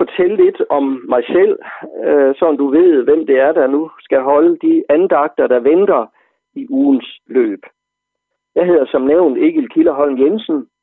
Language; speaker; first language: Danish; native; Danish